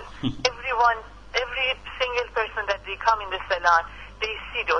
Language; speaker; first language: English; non-native, fluent; Persian